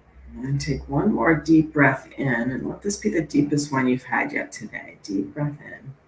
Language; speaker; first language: English; native; English